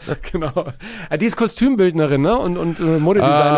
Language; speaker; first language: German; native; German